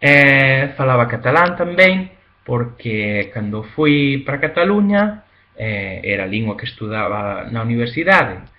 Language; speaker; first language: Galician; non-native, learner; Spanish